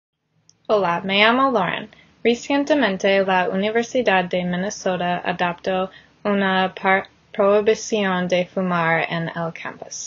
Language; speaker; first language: Spanish; non-native, learner; English